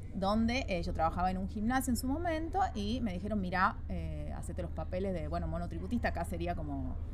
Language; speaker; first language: Spanish; native; Spanish